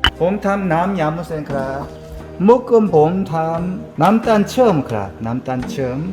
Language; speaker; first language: Thai; non-native, learner; Korean